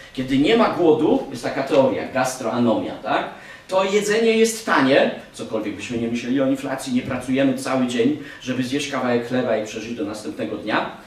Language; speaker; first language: Polish; native; Polish